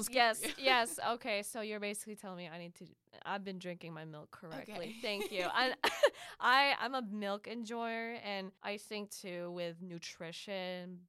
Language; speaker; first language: English; early bilingual, other home language; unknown